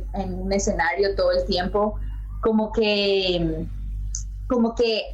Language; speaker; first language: Spanish; early bilingual, heritage; Spanish